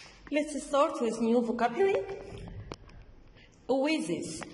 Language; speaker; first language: English; non-native, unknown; Arabic